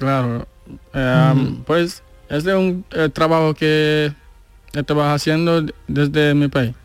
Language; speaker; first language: Spanish; non-native, learner; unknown